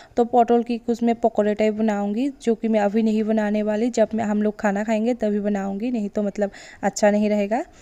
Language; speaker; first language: Hindi; non-native, local second language; Bangla